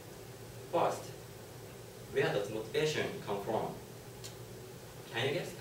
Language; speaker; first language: English; non-native, learner; Japanese